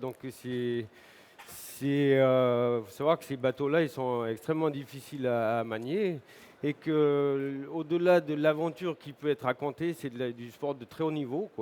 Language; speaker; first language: French; native; French